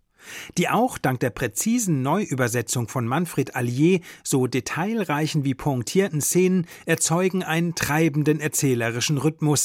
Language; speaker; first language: German; native; German